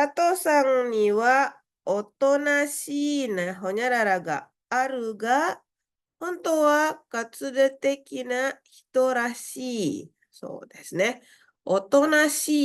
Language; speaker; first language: Japanese; non-native, fluent; Indonesian